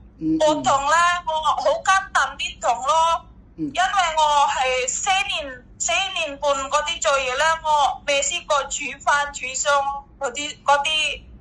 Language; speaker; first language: Cantonese; non-native, learner; Indonesian